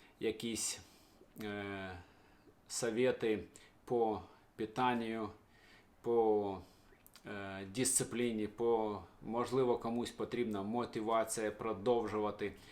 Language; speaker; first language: Ukrainian; non-native, local second language; Russian